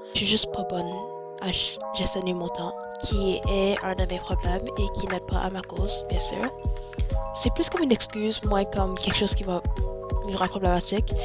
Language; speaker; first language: French; early bilingual, other home language; Chinese